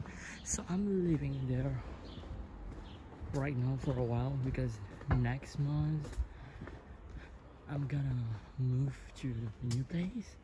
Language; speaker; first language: English; non-native, learner; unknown